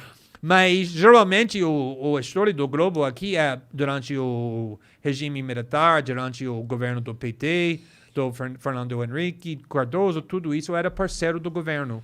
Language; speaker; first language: Portuguese; non-native, fluent; English